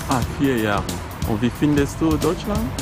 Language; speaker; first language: German; non-native, learner; Lingala